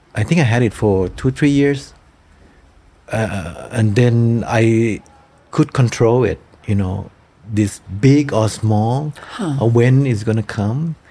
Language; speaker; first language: English; non-native, fluent; Thai